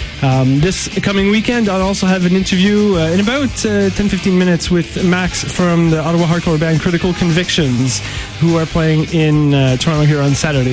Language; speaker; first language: English; non-native, local second language; French